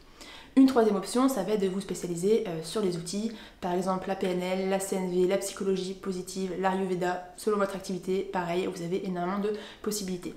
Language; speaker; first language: French; native; French